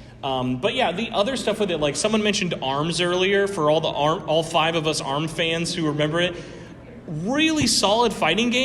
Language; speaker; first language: English; native; English